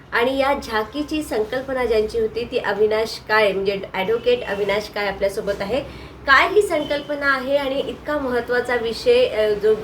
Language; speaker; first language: Marathi; native; Marathi